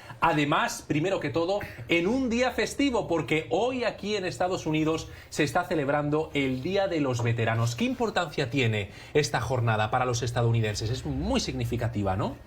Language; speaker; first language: Spanish; native; Spanish